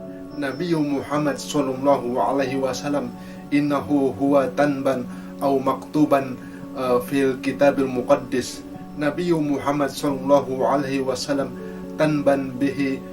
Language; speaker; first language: Arabic; non-native, learner; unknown